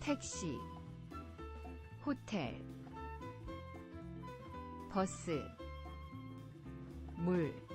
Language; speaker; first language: Korean; non-native, learner; English